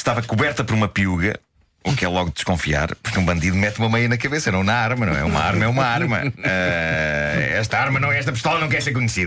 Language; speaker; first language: Portuguese; native; Portuguese